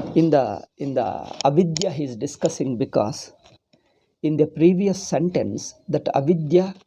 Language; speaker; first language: English; non-native, local second language; Kannada